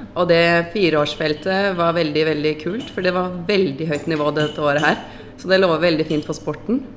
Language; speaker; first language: Norwegian; native; Norwegian